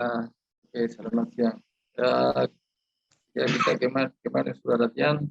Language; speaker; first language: Indonesian; non-native, fluent; Spanish